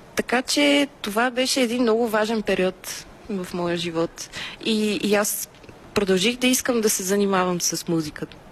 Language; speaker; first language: Bulgarian; native; Bulgarian